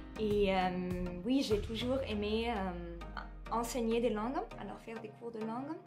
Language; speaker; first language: French; non-native, fluent; German